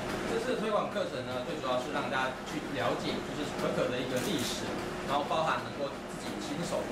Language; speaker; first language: Chinese; native; Chinese